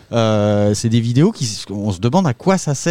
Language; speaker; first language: French; native; French